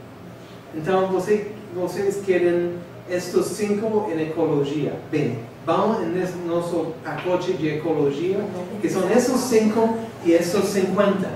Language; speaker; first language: Portuguese; non-native, fluent; English